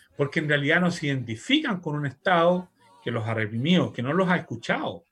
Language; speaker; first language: Spanish; native; Spanish